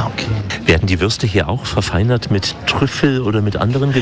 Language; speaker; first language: German; native; German